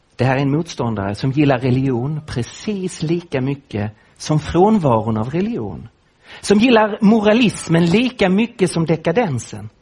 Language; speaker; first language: Swedish; native; Swedish